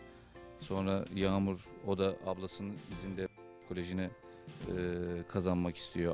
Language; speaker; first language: Turkish; native; Turkish